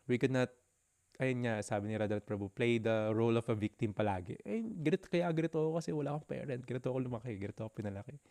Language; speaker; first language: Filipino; native; Filipino